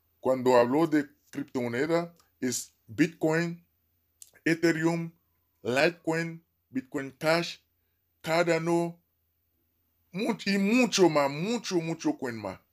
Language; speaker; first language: Spanish; non-native, fluent; Haitian Creole